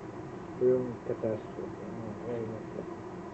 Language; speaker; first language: Spanish; non-native, fluent; Welsh